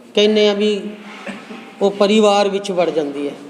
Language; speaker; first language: Hindi; non-native, local second language; Punjabi